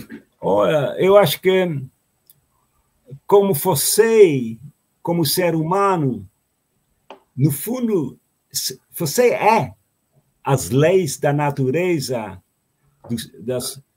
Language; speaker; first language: Portuguese; non-native, fluent; Dutch